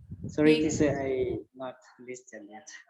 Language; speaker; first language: English; non-native, learner; Thai